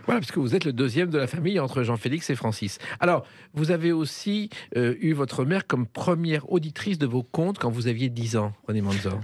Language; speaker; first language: French; native; French